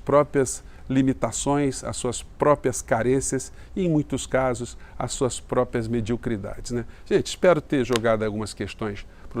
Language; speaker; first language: Portuguese; native; Portuguese